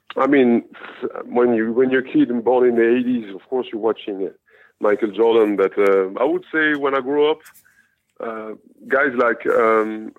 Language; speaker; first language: English; non-native, fluent; French